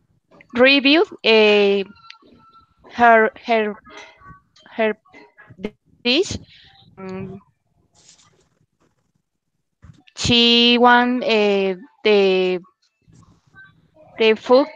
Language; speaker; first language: English; non-native, learner; Spanish